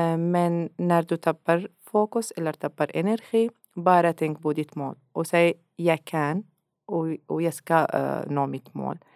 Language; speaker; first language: Swedish; non-native, learner; Arabic